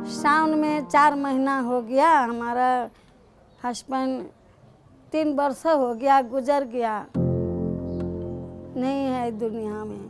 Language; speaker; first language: Hindi; non-native, learner; Maithili